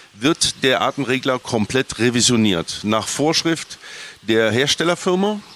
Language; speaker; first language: German; native; German